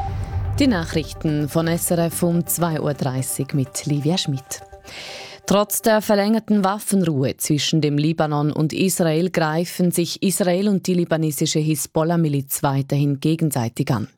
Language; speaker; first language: German; native; German